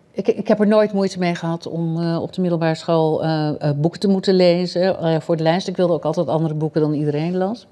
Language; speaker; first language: Dutch; native; Dutch